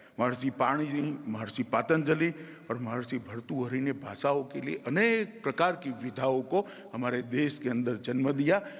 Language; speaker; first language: Hindi; non-native, local second language; Gujarati